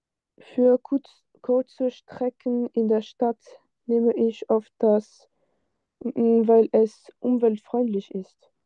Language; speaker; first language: German; non-native, learner; French